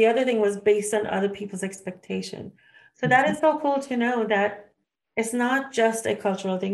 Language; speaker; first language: English; native; English